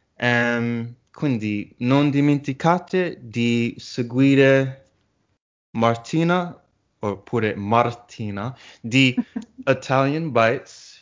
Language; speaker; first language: Italian; non-native, learner; English